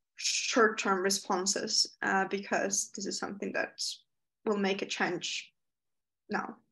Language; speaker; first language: English; non-native, fluent; Ukrainian